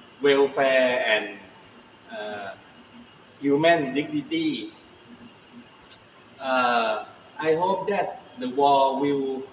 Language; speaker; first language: English; non-native, learner; Thai